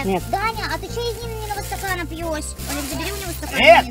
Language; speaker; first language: Russian; native; Russian